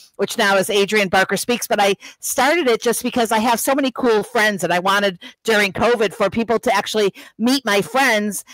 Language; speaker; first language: English; native; English